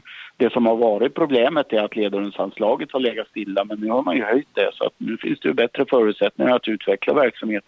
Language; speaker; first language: Swedish; native; Swedish